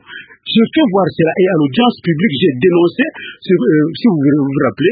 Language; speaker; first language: French; non-native, local second language; Kongo